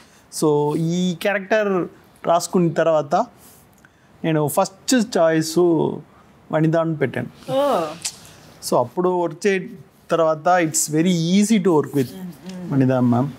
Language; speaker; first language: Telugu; non-native, learner; Tamil